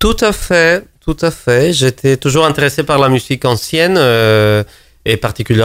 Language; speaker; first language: French; non-native, fluent; Spanish